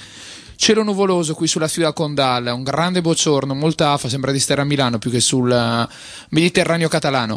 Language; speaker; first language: Italian; native; Italian